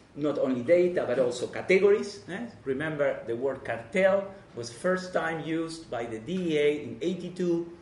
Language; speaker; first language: English; non-native, fluent; Spanish